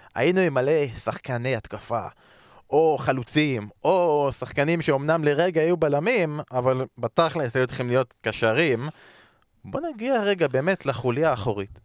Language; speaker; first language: Hebrew; native; Hebrew